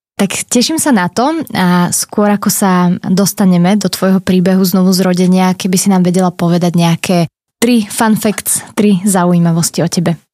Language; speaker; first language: Slovak; native; Slovak